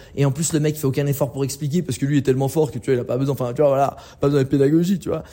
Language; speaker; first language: French; native; French